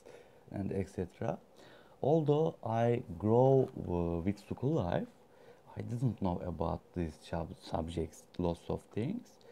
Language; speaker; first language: English; non-native, learner; Turkish